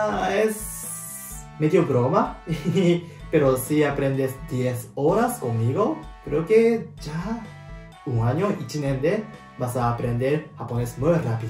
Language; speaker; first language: Spanish; non-native, learner; Japanese